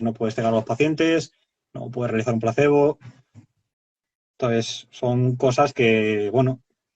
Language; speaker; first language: Spanish; native; Spanish